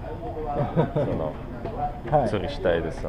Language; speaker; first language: Japanese; non-native, learner; Russian